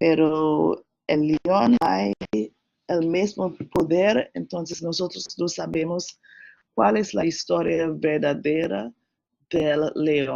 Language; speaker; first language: Spanish; non-native, learner; English